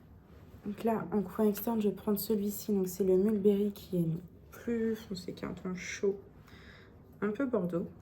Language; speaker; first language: French; native; French